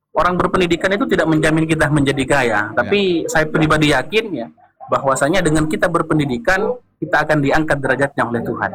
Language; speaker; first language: Indonesian; non-native, local second language; Madurese